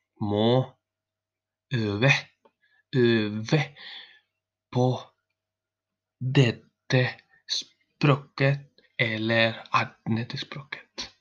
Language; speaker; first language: Norwegian; non-native, learner; Spanish